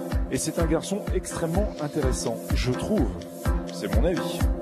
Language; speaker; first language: French; native; French